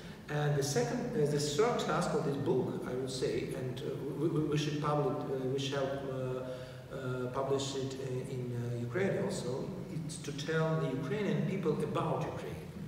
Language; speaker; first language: English; non-native, fluent; Ukrainian